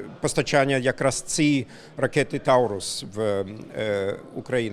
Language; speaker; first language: Ukrainian; non-native, fluent; German